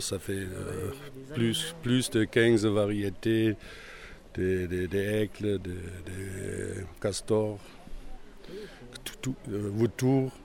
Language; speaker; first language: French; non-native, learner; German